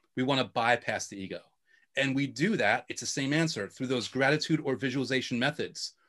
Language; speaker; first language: English; native; English